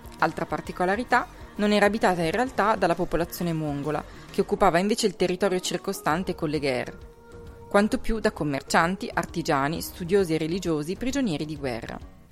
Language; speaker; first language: Italian; native; Italian